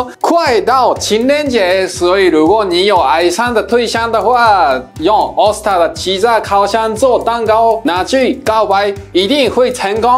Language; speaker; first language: Chinese; non-native, fluent; Japanese